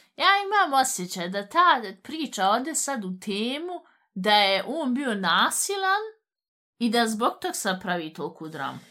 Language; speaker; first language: Bosnian; early bilingual, heritage; Bosnian